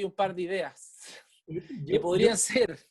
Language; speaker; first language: Spanish; native; Spanish